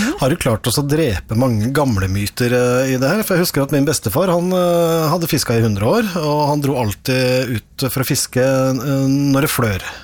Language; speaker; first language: Norwegian; native; Norwegian